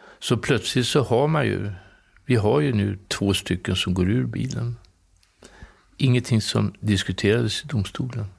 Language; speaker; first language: Swedish; native; Swedish